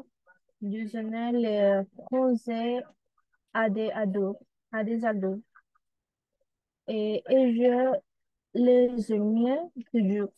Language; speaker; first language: French; non-native, learner; Spanish